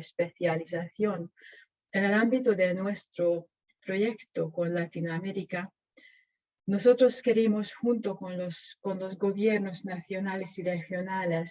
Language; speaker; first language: Spanish; non-native, fluent; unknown